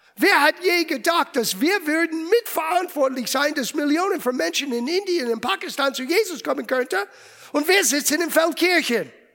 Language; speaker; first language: German; non-native, fluent; English